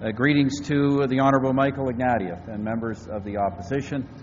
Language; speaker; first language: English; native; English